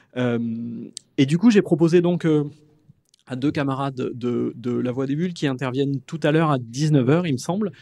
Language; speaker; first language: French; native; French